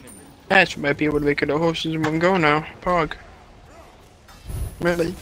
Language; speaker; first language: English; native; English